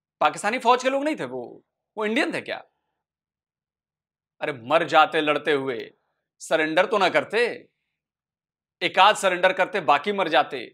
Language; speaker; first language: Hindi; native; Hindi